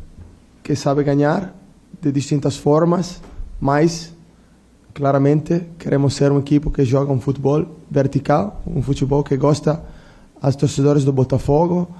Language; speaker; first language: Portuguese; non-native, learner; Italian